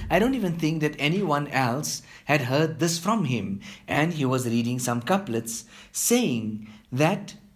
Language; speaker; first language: English; native; English